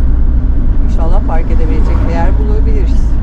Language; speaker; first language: Turkish; native; Turkish